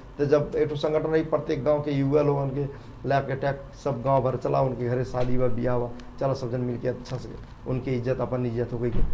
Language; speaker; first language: Bhojpuri; non-native, local second language; Dangaura Tharu